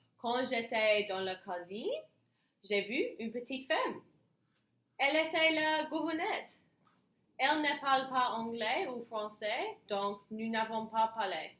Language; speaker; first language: French; non-native, learner; English